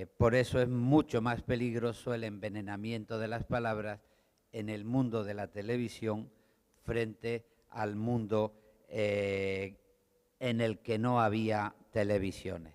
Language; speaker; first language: Spanish; native; Spanish